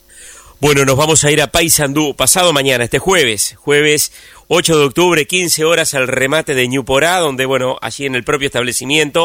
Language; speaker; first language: Spanish; native; Spanish